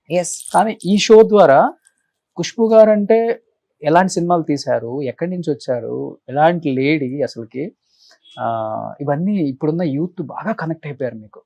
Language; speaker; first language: Telugu; native; Telugu